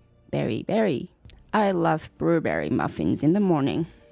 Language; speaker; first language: English; non-native, fluent; Japanese